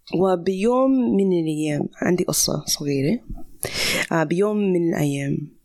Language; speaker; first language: Arabic; non-native, fluent; English